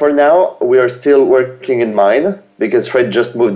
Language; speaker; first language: English; non-native, fluent; French